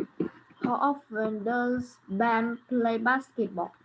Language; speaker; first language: English; non-native, learner; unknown